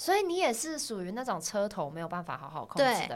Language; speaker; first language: Chinese; native; Chinese